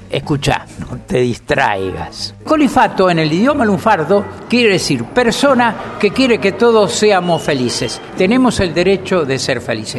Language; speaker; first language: Spanish; native; Spanish